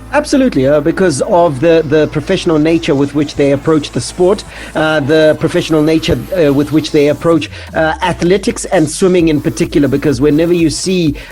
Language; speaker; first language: English; native; English